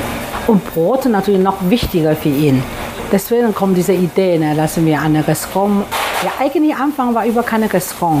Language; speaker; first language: German; non-native, fluent; Chinese